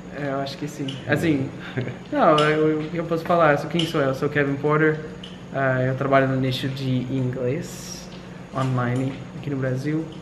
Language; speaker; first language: Portuguese; non-native, fluent; English